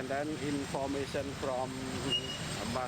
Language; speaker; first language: English; non-native, learner; Khmer